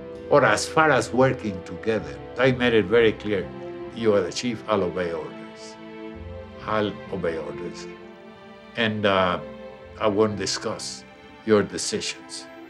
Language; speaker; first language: English; non-native, fluent; Spanish